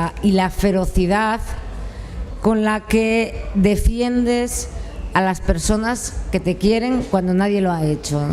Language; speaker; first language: Spanish; native; Spanish